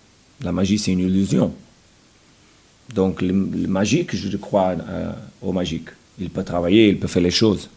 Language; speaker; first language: French; non-native, fluent; Portuguese